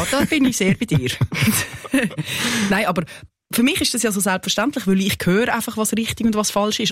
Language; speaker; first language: German; native; German